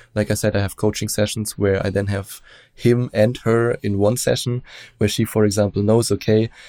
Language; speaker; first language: English; non-native, fluent; German